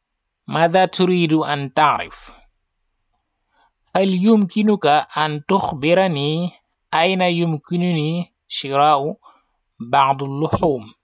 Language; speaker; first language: Arabic; non-native, fluent; Wolof